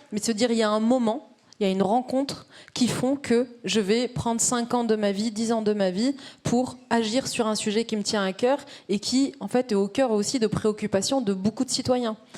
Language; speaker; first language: French; early bilingual, other home language; Arabic